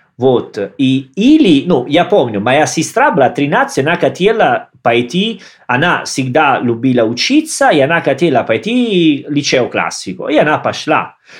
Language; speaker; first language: Russian; non-native, learner; Italian